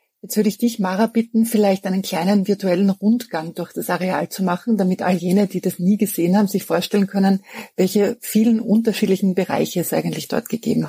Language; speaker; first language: German; native; German